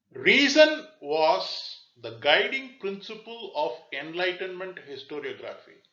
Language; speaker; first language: English; non-native, local second language; Tamil